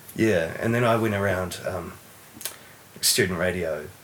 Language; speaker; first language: English; native; English